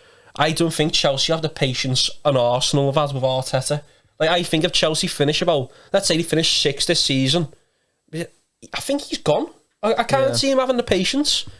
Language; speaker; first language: English; native; English